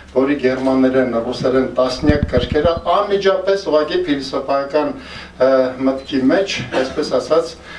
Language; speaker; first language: Armenian; native; Armenian